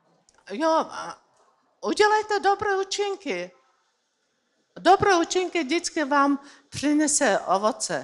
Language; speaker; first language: Czech; non-native, learner; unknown